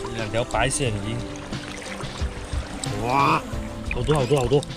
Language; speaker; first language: Chinese; native; Chinese